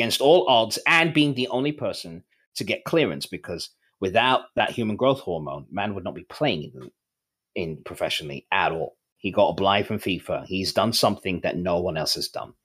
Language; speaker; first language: English; native; English